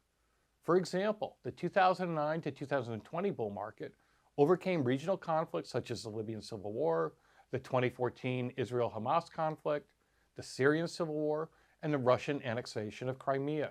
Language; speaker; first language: English; native; English